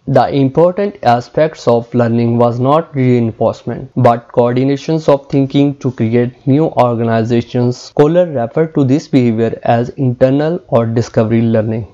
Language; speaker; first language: English; non-native, local second language; Urdu